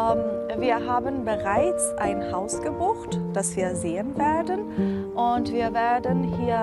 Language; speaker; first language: German; non-native, fluent; Persian